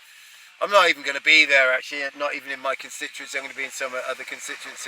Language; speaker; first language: English; native; English